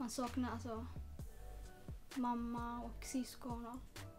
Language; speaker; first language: Swedish; non-native, learner; Tigrinya